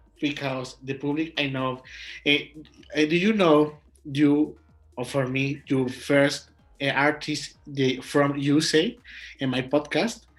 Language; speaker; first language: English; non-native, learner; Spanish